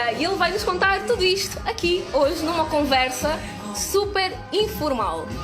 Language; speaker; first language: Portuguese; native; Portuguese